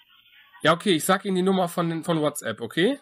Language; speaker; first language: German; native; German